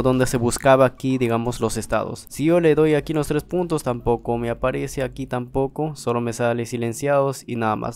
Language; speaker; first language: Spanish; native; Spanish